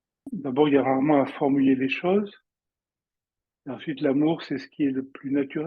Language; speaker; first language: French; native; French